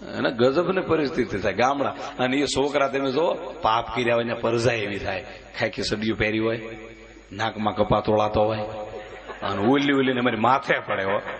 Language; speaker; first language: Gujarati; native; Gujarati